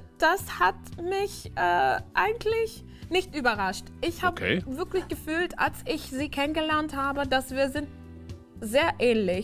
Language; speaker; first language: German; non-native, fluent; English